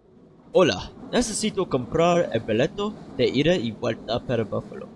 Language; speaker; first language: Spanish; non-native, learner; English